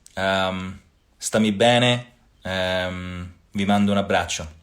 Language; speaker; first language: Italian; native; Italian